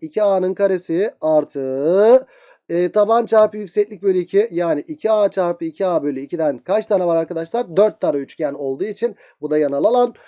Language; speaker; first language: Turkish; native; Turkish